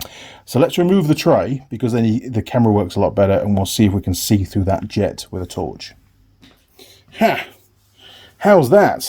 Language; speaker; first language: English; native; English